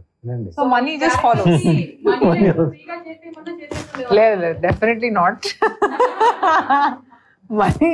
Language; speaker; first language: Telugu; non-native, learner; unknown